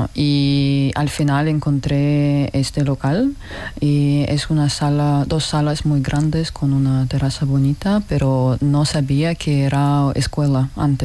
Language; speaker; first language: Spanish; non-native, learner; Russian